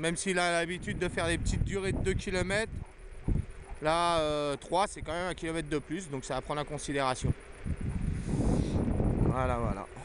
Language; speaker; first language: French; native; French